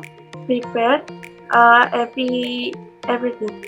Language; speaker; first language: English; non-native, learner; Indonesian